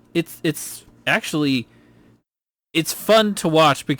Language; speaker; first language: English; native; English